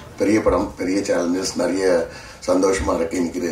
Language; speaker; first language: Tamil; non-native, learner; Telugu